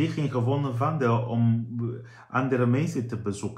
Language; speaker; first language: Dutch; non-native, fluent; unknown